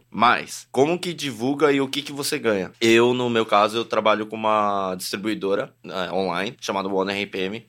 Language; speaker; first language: Portuguese; early bilingual, other home language; Korean